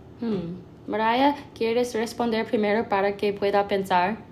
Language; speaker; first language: Spanish; non-native, learner; English